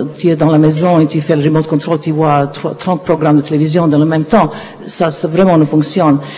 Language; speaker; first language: French; non-native, learner; Serbian